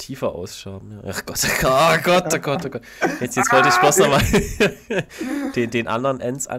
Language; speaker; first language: German; native; German